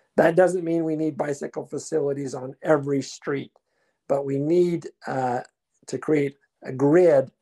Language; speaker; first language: English; native; English